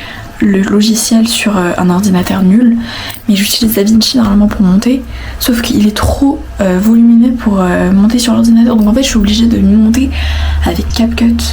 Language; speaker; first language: French; native; French